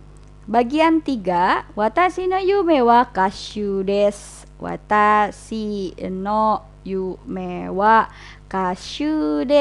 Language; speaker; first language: Japanese; non-native, fluent; Indonesian